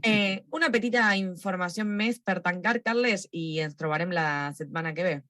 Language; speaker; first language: Catalan; non-native, local second language; Spanish